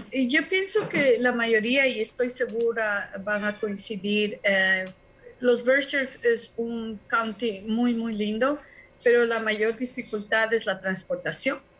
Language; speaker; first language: Spanish; native; Spanish